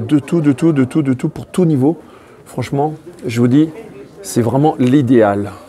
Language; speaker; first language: French; native; French